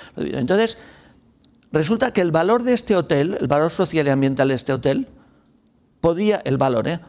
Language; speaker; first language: Spanish; native; Spanish